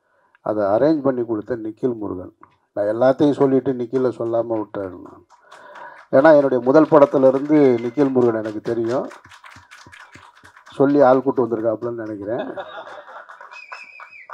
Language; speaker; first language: Tamil; native; Tamil